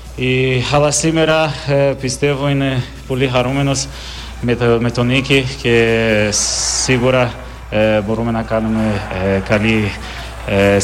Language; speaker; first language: Greek; non-native, learner; Portuguese